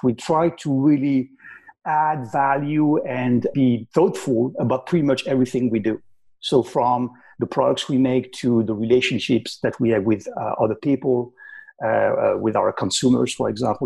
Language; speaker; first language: English; non-native, fluent; French